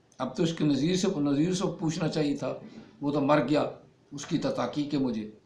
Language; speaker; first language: Urdu; native; Urdu